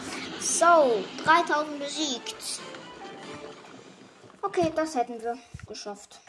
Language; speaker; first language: German; native; German